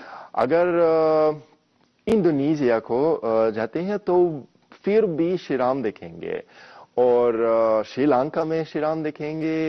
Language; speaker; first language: Hindi; non-native, fluent; Russian